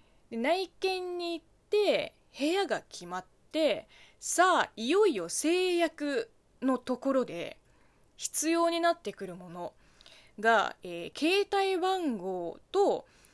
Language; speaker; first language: Japanese; non-native, fluent; Chinese